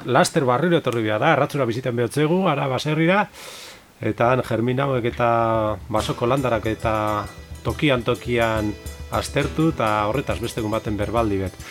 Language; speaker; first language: Basque; native; Basque